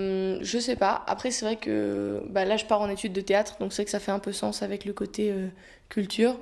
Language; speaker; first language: French; native; French